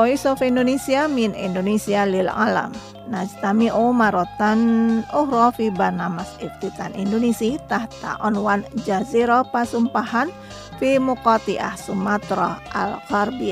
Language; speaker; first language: Arabic; non-native, fluent; Indonesian